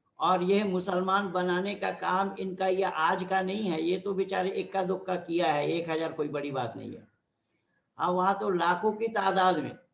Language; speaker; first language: Hindi; non-native, local second language; Bangla